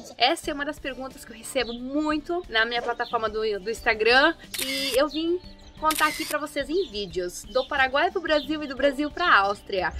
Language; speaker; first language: Portuguese; early bilingual, other home language; German